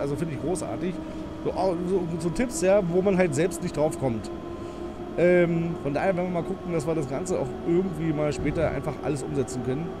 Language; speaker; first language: German; native; German